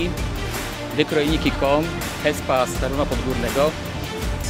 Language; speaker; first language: Polish; native; Polish